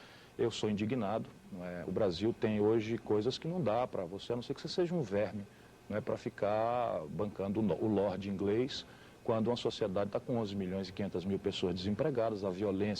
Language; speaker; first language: Portuguese; native; Portuguese